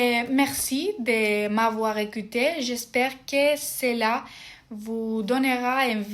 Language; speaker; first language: French; non-native, fluent; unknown